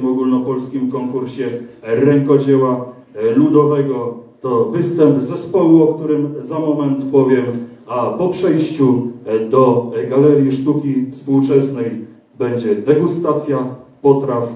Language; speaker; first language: Polish; native; Polish